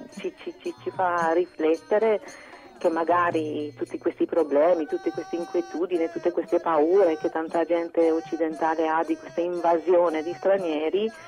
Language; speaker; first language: Italian; non-native, fluent; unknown